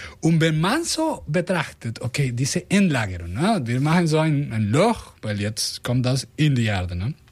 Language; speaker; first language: German; non-native, fluent; Spanish